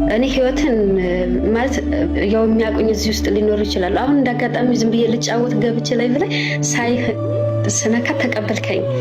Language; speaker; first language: Amharic; native; Amharic